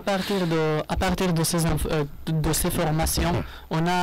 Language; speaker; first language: French; non-native, learner; Arabic